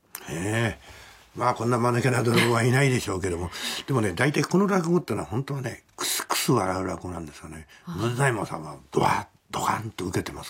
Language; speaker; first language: Japanese; native; Japanese